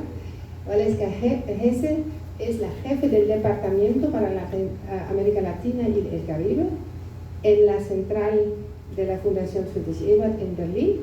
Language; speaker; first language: Spanish; non-native, fluent; German